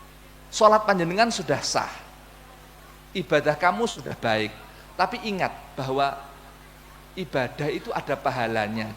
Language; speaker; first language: Indonesian; non-native, local second language; Javanese